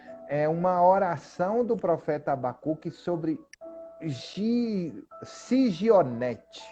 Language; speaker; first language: Portuguese; native; Portuguese